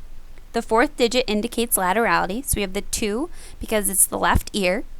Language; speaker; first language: English; native; English